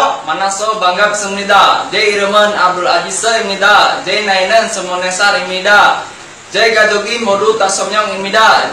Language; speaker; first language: Korean; non-native, learner; Indonesian